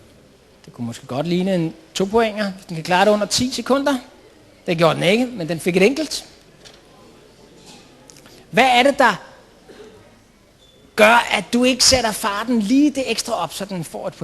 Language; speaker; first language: Danish; native; Danish